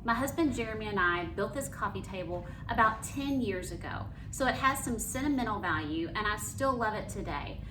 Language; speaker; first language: English; native; English